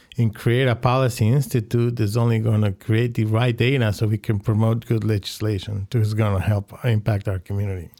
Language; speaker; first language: English; non-native, fluent; Spanish